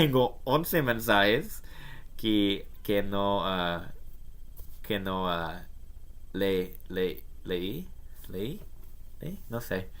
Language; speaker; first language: Spanish; non-native, learner; English